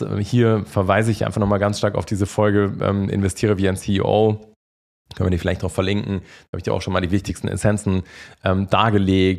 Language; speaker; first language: German; native; German